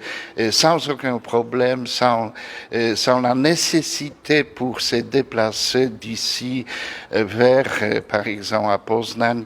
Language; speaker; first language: French; non-native, fluent; Polish